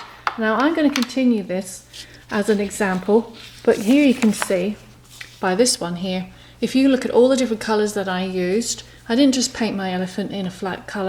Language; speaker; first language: English; native; English